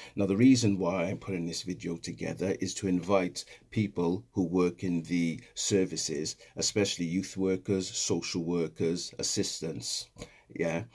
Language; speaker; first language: English; native; English